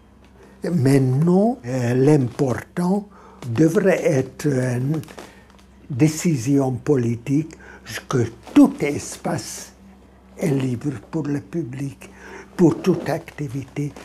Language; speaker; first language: French; non-native, fluent; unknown